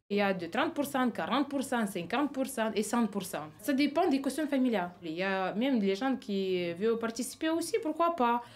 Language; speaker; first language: French; non-native, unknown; Ukrainian